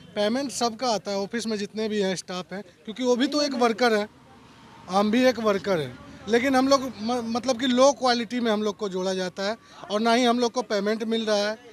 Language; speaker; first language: Hindi; native; Hindi